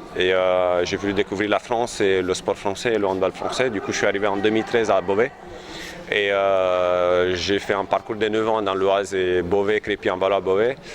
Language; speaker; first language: French; non-native, fluent; Romanian